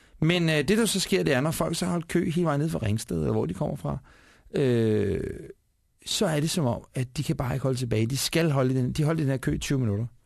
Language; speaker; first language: Danish; native; Danish